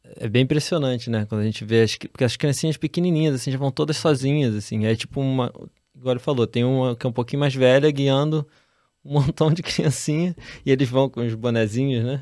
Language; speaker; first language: Portuguese; native; Portuguese